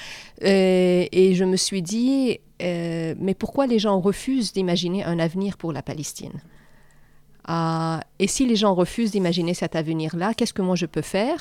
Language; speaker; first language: French; non-native, fluent; Arabic